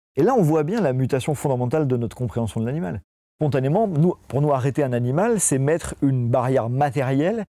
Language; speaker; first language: French; native; French